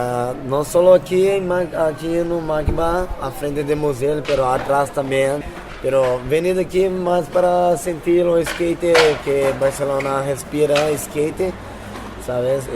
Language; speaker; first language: Spanish; non-native, fluent; Portuguese